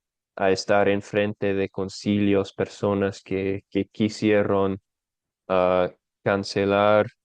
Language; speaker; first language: Spanish; non-native, fluent; English